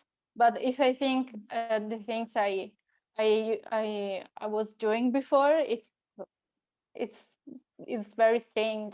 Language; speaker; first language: English; non-native, fluent; Italian